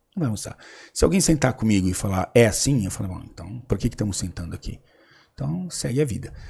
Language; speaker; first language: Portuguese; native; Portuguese